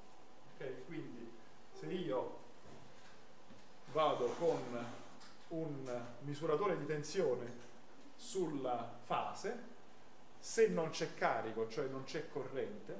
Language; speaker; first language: Italian; native; Italian